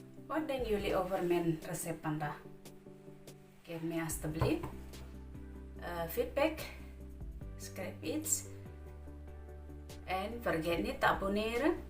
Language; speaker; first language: Dutch; non-native, learner; Indonesian